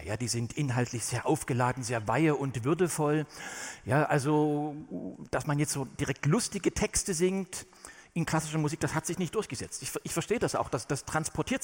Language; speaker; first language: German; native; German